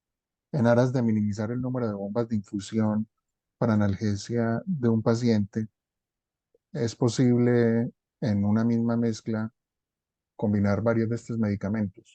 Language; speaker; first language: Spanish; native; Spanish